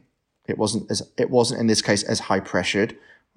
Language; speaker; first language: English; native; English